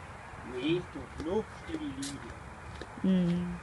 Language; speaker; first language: Danish; native; Danish